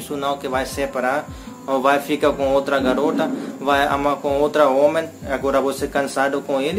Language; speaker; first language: Portuguese; non-native, learner; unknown